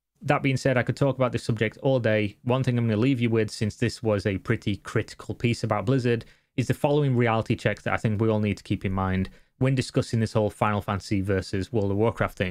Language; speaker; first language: English; native; English